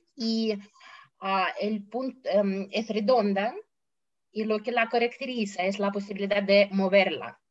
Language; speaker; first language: Spanish; non-native, fluent; Russian